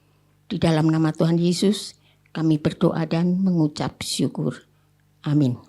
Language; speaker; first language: Indonesian; native; Indonesian